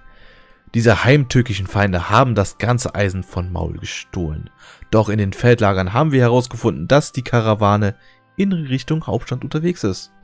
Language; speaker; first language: German; native; German